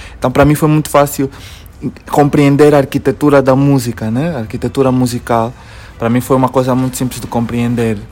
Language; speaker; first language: Portuguese; native; Portuguese